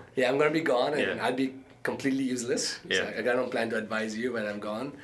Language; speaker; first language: English; early bilingual, other home language; Arabic